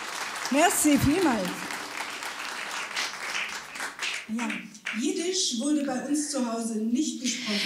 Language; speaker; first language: German; early bilingual, other home language; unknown